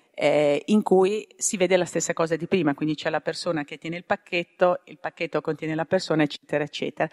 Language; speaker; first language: Italian; native; Italian